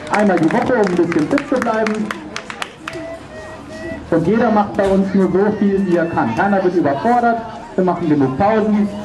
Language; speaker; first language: German; native; German